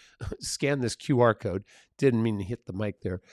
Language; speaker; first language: English; early bilingual, other home language; Spanish